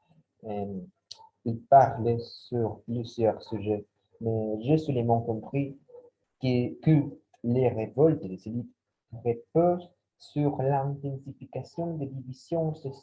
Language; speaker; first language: French; non-native, learner; Spanish